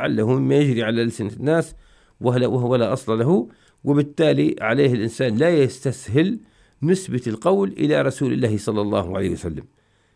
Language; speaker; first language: Arabic; native; Arabic